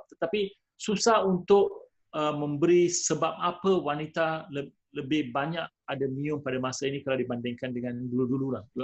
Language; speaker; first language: Malay; non-native, local second language; Tamil